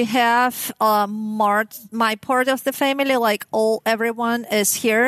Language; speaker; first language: English; non-native, fluent; Russian